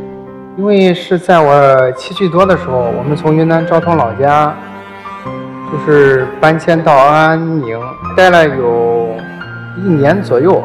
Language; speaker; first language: Chinese; native; Chinese